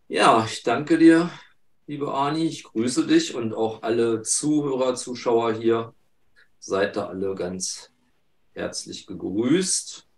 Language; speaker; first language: German; native; German